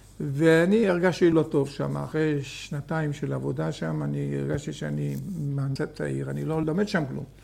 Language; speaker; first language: Hebrew; native; Hebrew